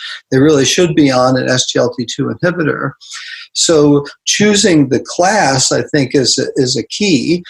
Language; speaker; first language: English; native; English